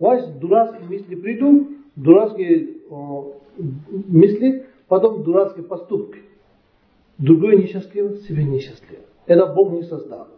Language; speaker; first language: Russian; non-native, learner; Tibetan